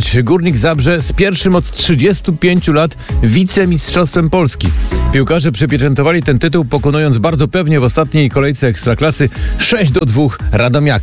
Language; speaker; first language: Polish; native; Polish